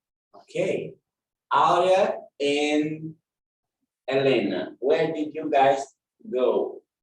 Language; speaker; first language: English; non-native, fluent; Portuguese